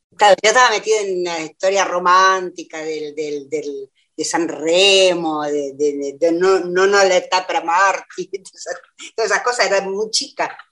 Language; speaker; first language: Spanish; native; Spanish